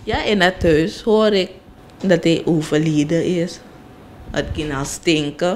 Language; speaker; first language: Dutch; non-native, local second language; Sranan Tongo